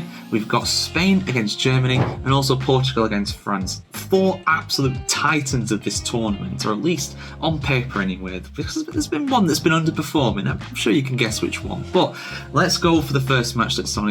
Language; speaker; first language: English; native; English